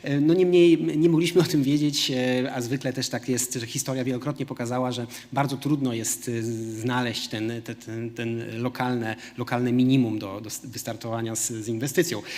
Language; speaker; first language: Polish; native; Polish